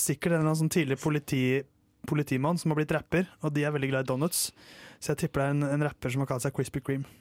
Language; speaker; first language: Norwegian; native; Norwegian